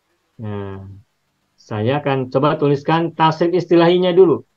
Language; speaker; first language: Indonesian; native; Indonesian